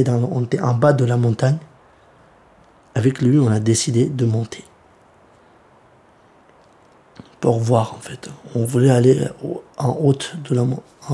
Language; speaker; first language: French; early bilingual, other home language; Kurdish